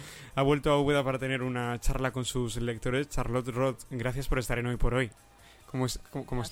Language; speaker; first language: Spanish; native; Spanish